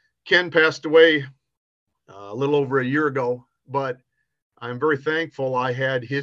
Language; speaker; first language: English; native; English